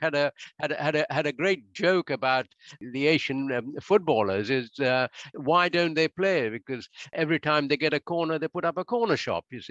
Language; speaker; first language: English; non-native, local second language; Bangla